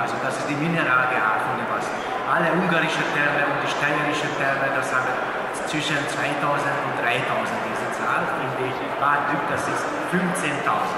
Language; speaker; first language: German; non-native, fluent; Hungarian